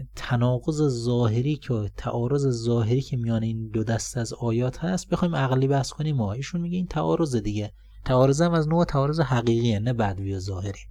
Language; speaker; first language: Persian; native; Persian